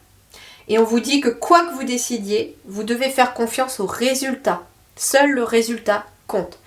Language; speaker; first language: French; native; French